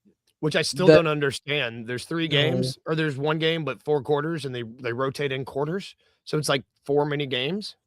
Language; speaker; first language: English; native; English